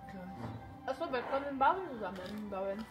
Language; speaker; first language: German; non-native, learner; Filipino